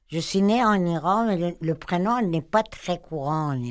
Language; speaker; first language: French; non-native, fluent; Persian